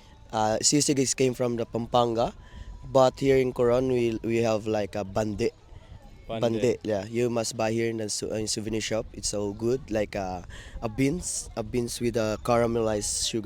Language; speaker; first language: English; non-native, local second language; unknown